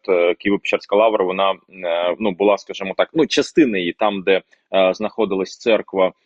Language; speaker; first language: Ukrainian; non-native, local second language; Russian